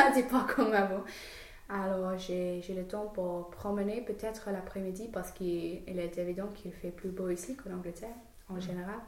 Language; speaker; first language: French; non-native, fluent; English